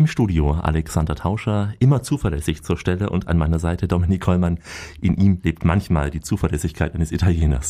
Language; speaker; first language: German; native; German